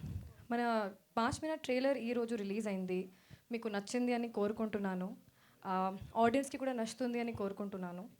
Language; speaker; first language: Telugu; non-native, local second language; Hindi